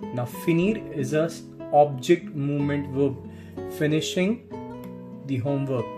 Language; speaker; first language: English; non-native, local second language; Hindi